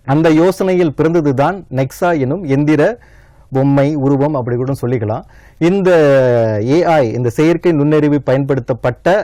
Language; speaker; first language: Tamil; early bilingual, heritage; Tamil